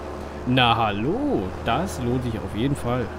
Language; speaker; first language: German; native; German